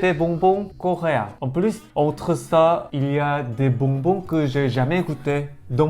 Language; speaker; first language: French; non-native, learner; Korean